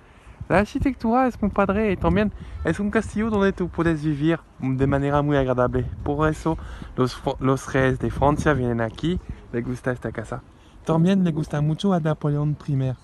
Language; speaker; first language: Spanish; non-native, learner; French